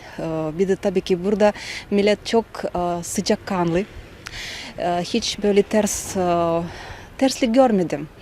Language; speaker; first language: Turkish; non-native, fluent; Russian